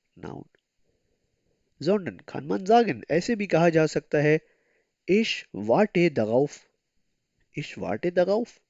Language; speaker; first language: German; non-native, learner; Urdu